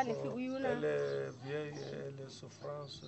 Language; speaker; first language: French; non-native, local second language; Arabic